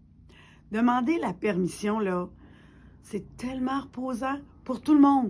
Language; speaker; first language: French; native; French